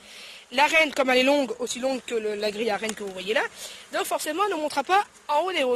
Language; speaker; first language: French; native; French